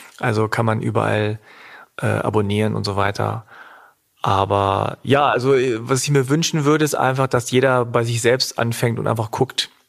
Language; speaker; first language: German; native; German